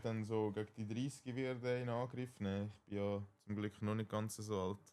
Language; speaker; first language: German; native; German